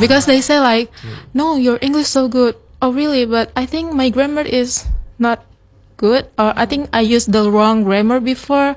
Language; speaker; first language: English; non-native, learner; Indonesian